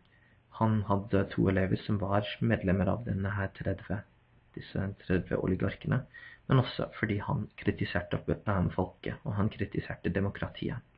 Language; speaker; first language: Norwegian; non-native, fluent; English